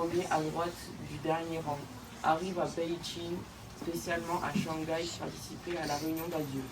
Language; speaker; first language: French; non-native, learner; Chinese